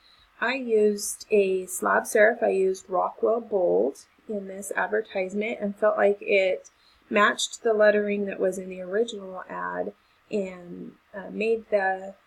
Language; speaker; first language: English; native; English